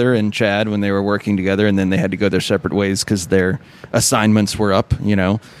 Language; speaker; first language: English; early bilingual, other home language; Russian